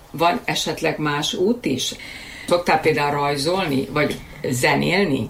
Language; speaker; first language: Hungarian; native; Hungarian